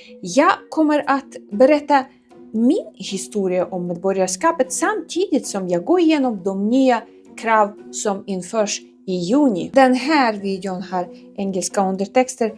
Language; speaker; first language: Swedish; non-native, fluent; Ukrainian